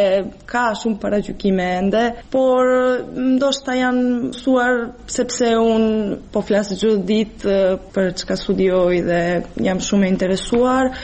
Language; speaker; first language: Albanian; non-native, fluent; Serbian